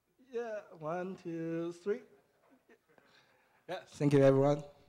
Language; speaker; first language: English; non-native, fluent; Chinese